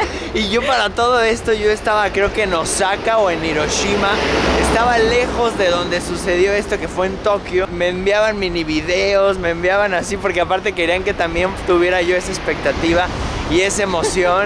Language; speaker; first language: Spanish; native; Spanish